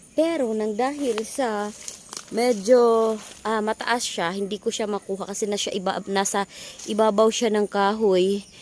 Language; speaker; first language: Filipino; non-native, local second language; Cebuano